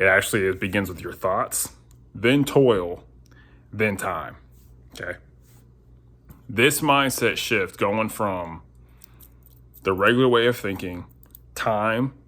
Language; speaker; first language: English; native; English